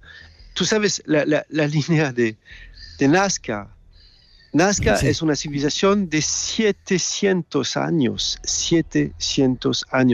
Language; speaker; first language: Spanish; non-native, learner; French